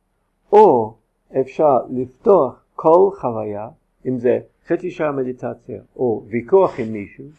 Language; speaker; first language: Hebrew; non-native, fluent; English